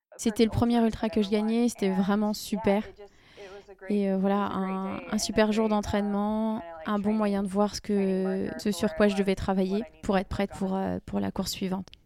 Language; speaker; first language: French; non-native, fluent; English